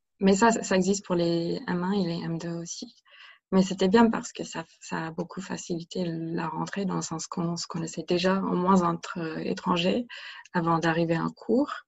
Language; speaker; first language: French; non-native, fluent; English